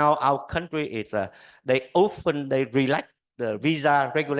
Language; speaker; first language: English; non-native, learner; Vietnamese